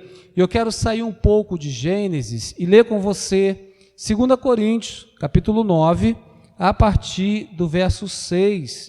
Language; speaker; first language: Portuguese; native; Portuguese